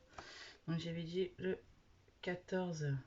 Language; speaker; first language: French; native; French